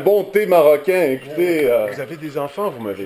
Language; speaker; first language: French; native; French